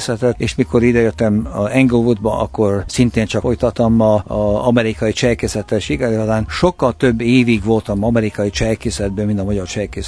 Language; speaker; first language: Hungarian; early bilingual, heritage; Hungarian